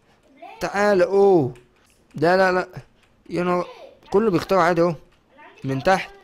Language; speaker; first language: Arabic; native; Arabic